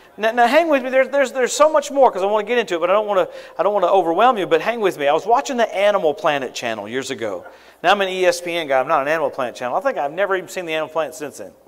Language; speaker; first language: English; native; English